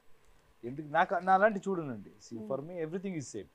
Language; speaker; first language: Telugu; non-native, fluent; Kannada